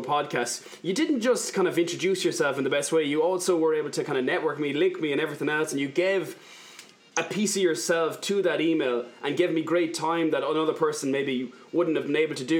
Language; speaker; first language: English; native; English